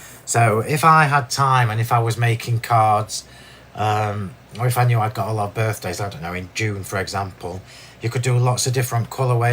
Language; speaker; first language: English; native; English